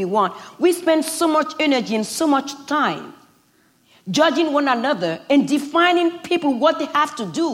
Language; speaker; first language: English; non-native, fluent; Fon